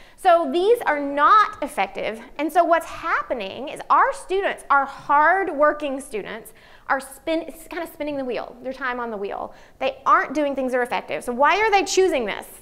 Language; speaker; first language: English; native; English